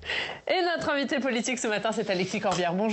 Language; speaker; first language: French; native; French